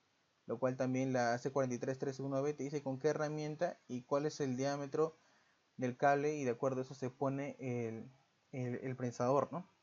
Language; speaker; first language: Spanish; native; Spanish